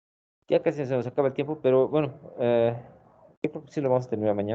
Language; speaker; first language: Spanish; native; Spanish